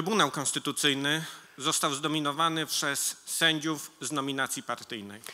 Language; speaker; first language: Polish; native; Polish